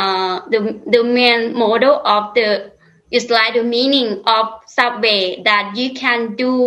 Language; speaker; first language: English; non-native, learner; Lao